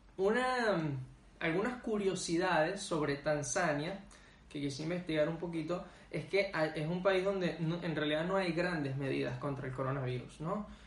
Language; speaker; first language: Spanish; native; Spanish